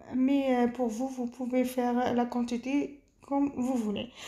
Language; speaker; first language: French; non-native, local second language; Arabic